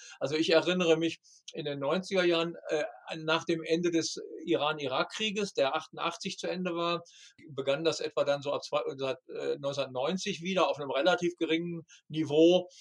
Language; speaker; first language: German; native; German